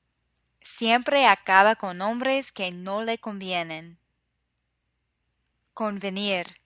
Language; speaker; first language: Spanish; non-native, fluent; English